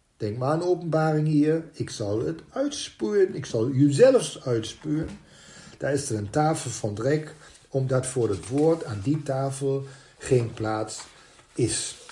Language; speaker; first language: Dutch; non-native, fluent; German